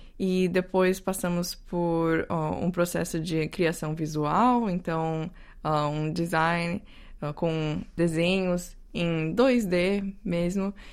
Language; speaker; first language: Portuguese; native; Portuguese